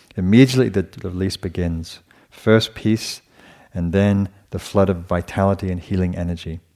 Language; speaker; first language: English; native; English